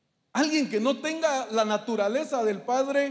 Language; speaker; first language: Spanish; native; Spanish